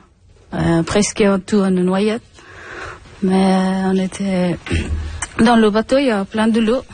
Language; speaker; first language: French; non-native, learner; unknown